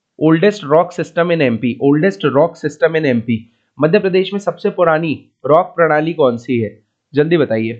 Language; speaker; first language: Hindi; native; Hindi